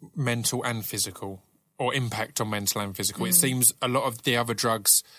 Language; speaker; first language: English; native; English